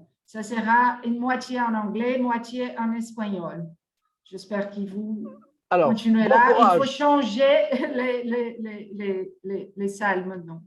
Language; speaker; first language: French; non-native, fluent; Portuguese